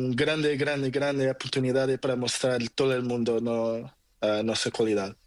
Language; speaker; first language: Spanish; non-native, learner; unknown